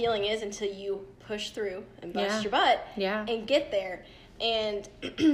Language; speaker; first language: English; native; English